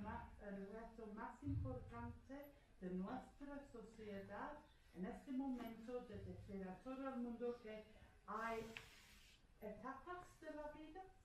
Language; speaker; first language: Spanish; non-native, fluent; English